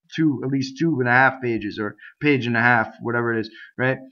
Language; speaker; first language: English; native; English